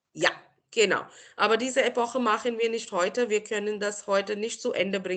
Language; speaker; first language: German; non-native, fluent; Marathi